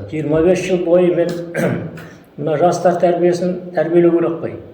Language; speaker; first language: Kazakh; native; Kazakh